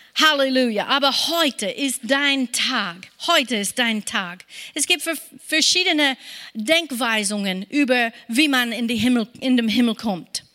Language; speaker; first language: German; non-native, fluent; English